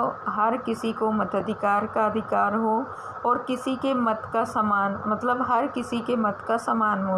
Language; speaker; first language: Hindi; native; Hindi